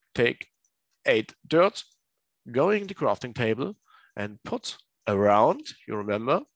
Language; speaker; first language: English; non-native, learner; German